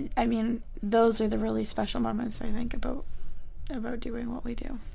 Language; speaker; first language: English; native; English